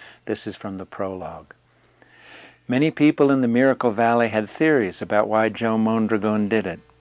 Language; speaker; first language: English; native; English